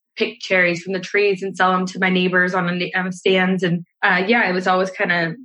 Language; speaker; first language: English; native; English